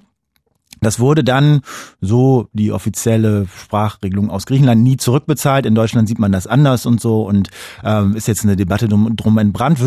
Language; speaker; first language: German; native; German